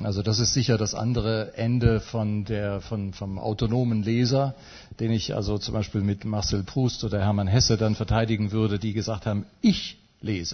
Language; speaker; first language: German; native; German